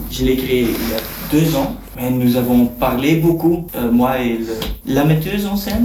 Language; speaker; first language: French; non-native, fluent; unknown